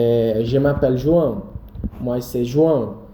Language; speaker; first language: French; non-native, learner; Portuguese